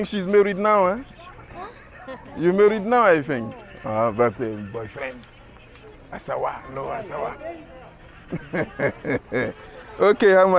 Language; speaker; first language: English; non-native, fluent; French